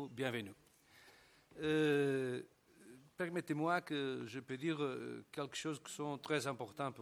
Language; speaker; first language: French; non-native, fluent; Portuguese